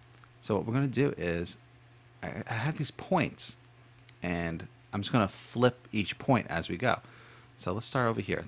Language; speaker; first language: English; native; English